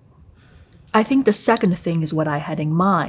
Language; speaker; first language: English; non-native, fluent; Chinese